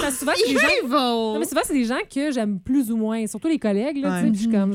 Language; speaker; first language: French; native; French